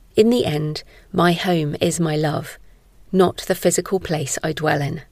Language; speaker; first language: English; native; English